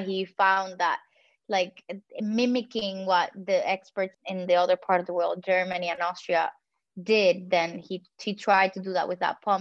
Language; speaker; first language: English; non-native, fluent; Spanish